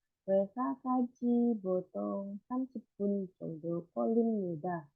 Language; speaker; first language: Korean; non-native, fluent; Indonesian